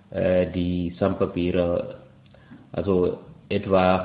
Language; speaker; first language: German; non-native, fluent; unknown